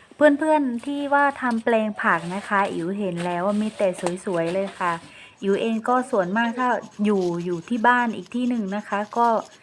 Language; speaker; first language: Thai; non-native, local second language; Northern Khmer